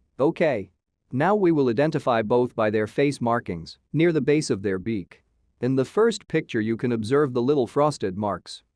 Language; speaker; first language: English; non-native, local second language; Urdu